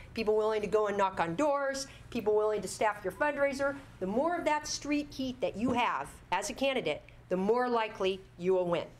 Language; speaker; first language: English; native; English